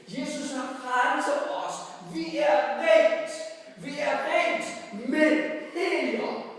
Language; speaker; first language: Danish; non-native, fluent; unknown